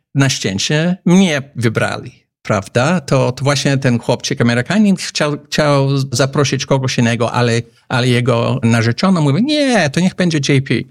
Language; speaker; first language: Polish; non-native, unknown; English